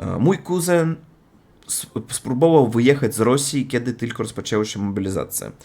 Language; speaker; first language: Polish; non-native, learner; Russian